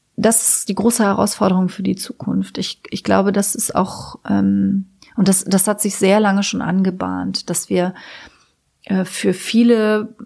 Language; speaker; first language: German; native; German